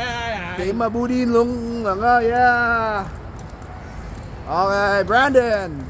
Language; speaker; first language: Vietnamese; early bilingual, heritage; Vietnamese